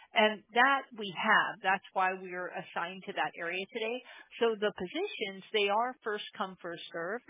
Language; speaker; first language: English; native; English